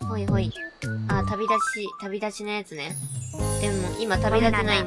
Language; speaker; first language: Japanese; native; Japanese